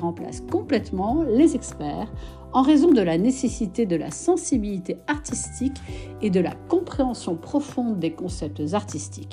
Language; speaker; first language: French; native; French